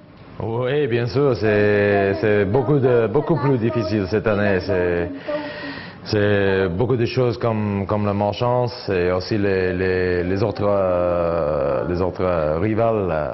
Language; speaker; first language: French; non-native, learner; English